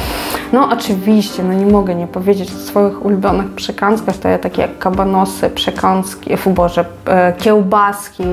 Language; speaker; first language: Polish; non-native, fluent; Ukrainian